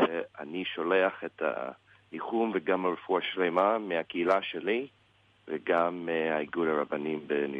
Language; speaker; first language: Hebrew; non-native, learner; English